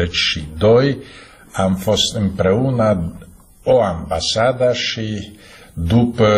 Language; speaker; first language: Romanian; non-native, fluent; Slovak